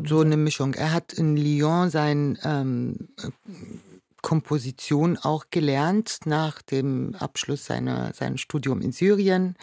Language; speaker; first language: German; non-native, fluent; Arabic